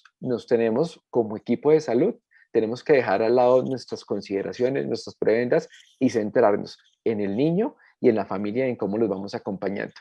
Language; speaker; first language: Spanish; native; Spanish